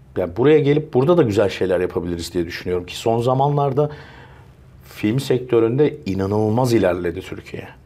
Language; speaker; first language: Turkish; early bilingual, heritage; Turkish